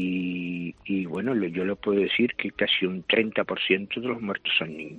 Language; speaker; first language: Spanish; native; Spanish